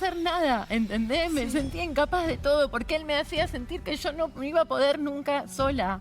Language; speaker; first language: Spanish; native; Spanish